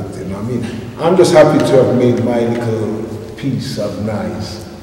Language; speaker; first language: English; native; English